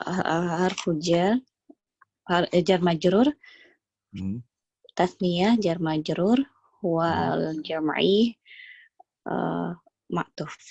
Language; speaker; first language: Arabic; non-native, learner; Indonesian